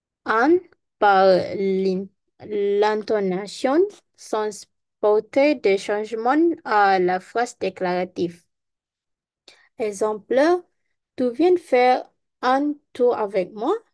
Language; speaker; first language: French; non-native, learner; Malay